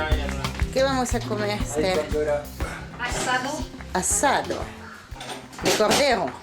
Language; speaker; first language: Spanish; non-native, learner; French